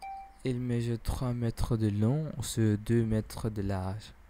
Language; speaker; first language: French; non-native, learner; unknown